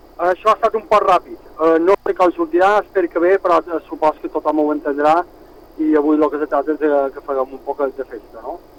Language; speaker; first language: Catalan; native; Catalan